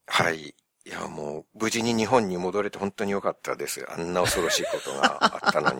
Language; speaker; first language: Japanese; native; Japanese